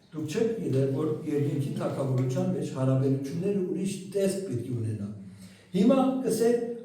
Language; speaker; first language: Armenian; early bilingual, heritage; Armenian